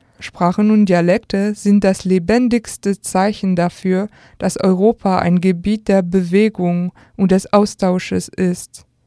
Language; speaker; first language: German; non-native, fluent; French